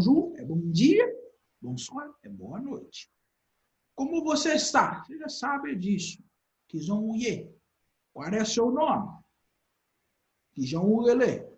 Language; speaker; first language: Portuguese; non-native, fluent; Haitian Creole